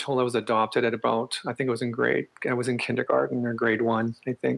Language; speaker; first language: English; native; English